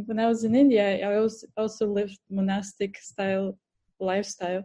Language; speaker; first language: English; non-native, fluent; Bulgarian